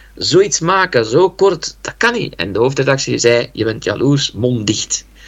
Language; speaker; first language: Dutch; native; Dutch